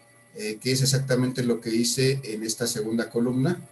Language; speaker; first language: Spanish; native; Spanish